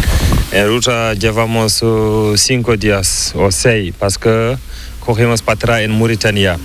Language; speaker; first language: Spanish; non-native, learner; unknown